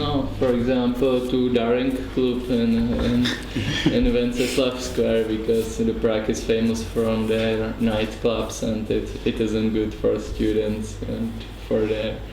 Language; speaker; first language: English; non-native, learner; Czech